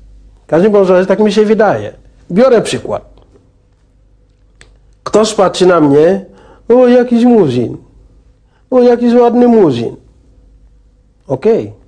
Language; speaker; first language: Polish; non-native, fluent; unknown